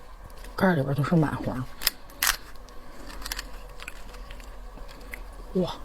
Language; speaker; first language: Chinese; native; Chinese